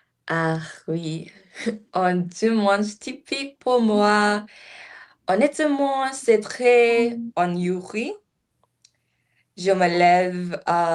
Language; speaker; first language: French; non-native, learner; English